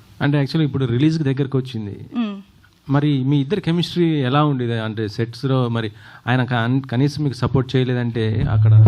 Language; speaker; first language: Telugu; native; Telugu